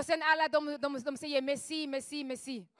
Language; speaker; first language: Swedish; non-native, fluent; Rundi